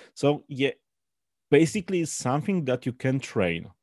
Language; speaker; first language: English; non-native, fluent; Polish